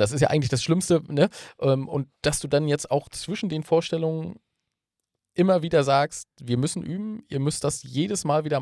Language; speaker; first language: German; native; German